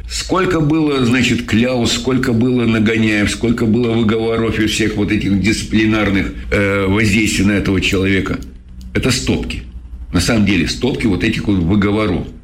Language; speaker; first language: Russian; native; Russian